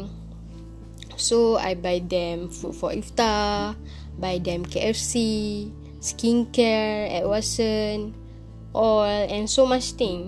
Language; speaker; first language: English; non-native, local second language; Malay